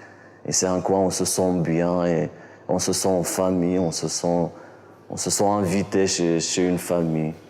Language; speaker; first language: French; non-native, local second language; Arabic